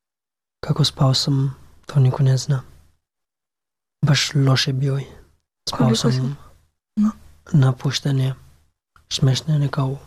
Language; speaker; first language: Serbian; non-native, learner; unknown